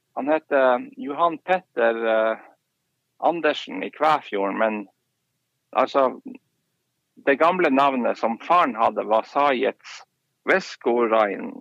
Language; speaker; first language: Norwegian; native; Norwegian